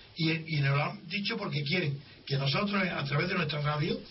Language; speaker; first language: Spanish; native; Spanish